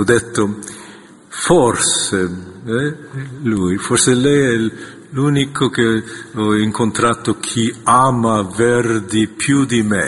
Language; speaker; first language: Italian; non-native, fluent; Korean